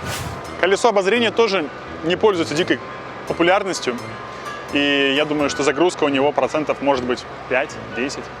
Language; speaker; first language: Russian; native; Russian